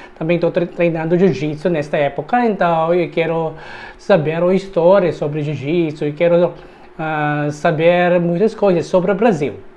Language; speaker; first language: Portuguese; non-native, learner; Filipino